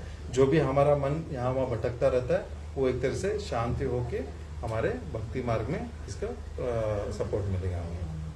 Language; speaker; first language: Hindi; native; Hindi